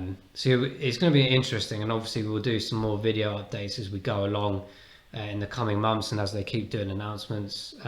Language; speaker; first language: English; native; English